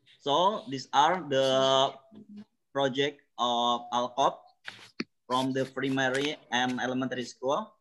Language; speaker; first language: English; non-native, learner; Indonesian